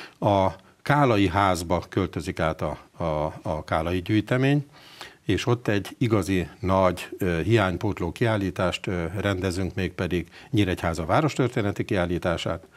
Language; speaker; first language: Hungarian; native; Hungarian